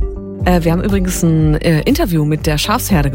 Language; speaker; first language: German; native; German